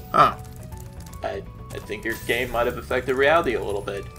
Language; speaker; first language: English; native; English